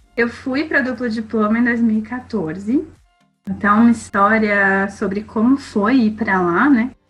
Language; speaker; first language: Portuguese; native; Portuguese